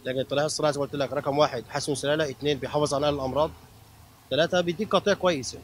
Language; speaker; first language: Arabic; native; Arabic